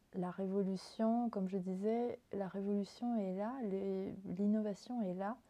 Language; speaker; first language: French; non-native, fluent; Spanish